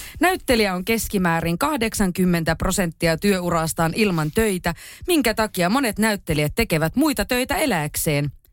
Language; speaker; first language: Finnish; native; Finnish